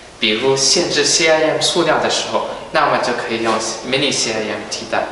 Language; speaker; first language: Chinese; early bilingual, heritage; Chinese